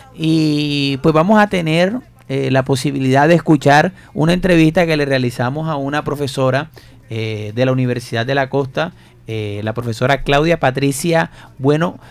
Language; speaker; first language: Spanish; native; Spanish